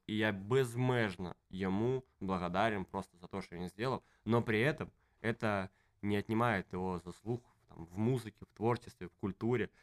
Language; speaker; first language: Russian; native; Russian